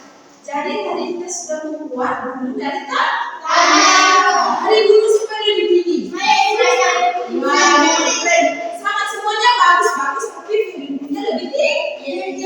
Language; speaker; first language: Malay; non-native, local second language; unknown